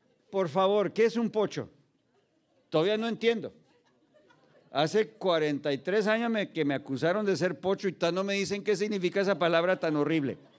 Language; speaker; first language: Spanish; early bilingual, heritage; Spanish